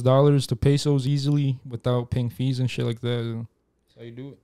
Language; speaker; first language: English; early bilingual, other home language; Spanish